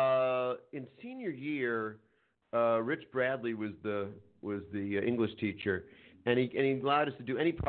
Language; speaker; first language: English; native; English